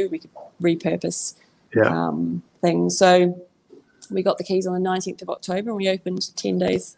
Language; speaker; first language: English; native; English